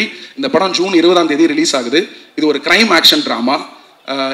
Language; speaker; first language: Tamil; native; Tamil